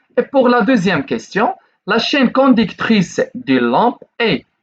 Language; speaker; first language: French; non-native, local second language; Arabic